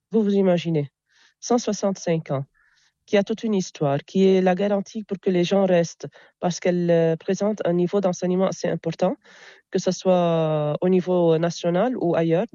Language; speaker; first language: French; non-native, local second language; Arabic